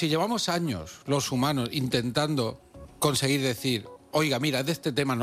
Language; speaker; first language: Spanish; native; Spanish